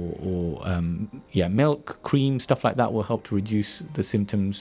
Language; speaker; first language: English; native; English